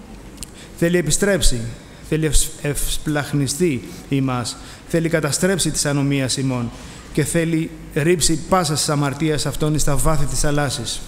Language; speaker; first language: Greek; native; Greek